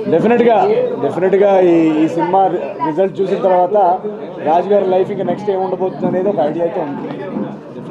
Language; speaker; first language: Telugu; native; Telugu